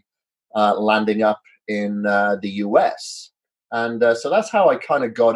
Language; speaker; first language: English; native; English